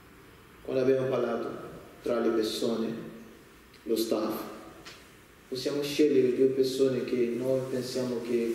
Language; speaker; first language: Italian; non-native, learner; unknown